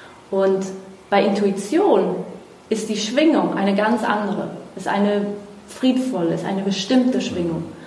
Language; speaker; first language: German; non-native, fluent; Portuguese